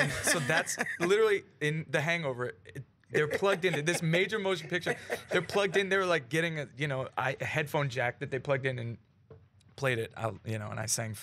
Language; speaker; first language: English; native; English